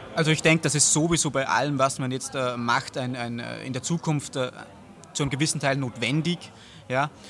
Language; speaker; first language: German; native; German